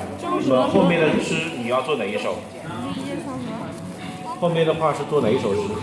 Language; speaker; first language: Chinese; non-native, fluent; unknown